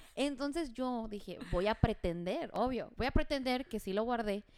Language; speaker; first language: Spanish; early bilingual, heritage; Spanish